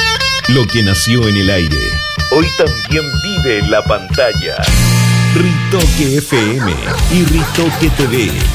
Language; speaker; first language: Spanish; native; Spanish